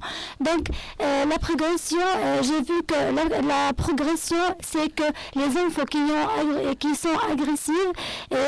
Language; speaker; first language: French; non-native, fluent; Arabic